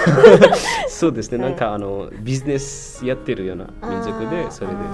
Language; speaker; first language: Japanese; non-native, fluent; Newari